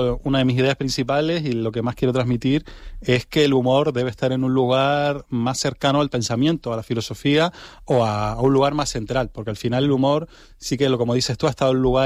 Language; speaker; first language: Spanish; native; Spanish